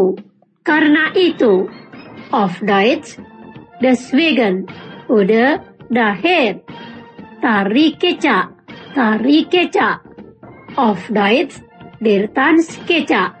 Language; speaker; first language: German; non-native, fluent; Indonesian